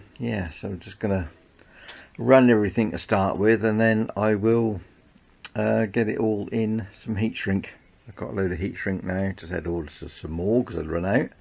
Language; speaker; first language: English; native; English